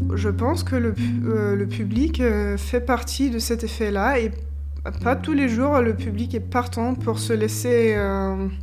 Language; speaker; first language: French; non-native, fluent; German